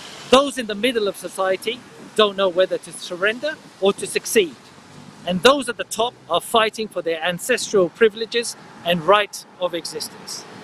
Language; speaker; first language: English; non-native, local second language; Morisyen